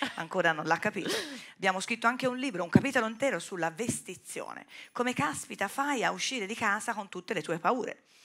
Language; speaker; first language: Italian; native; Italian